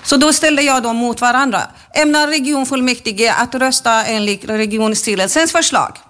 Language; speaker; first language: Swedish; native; Swedish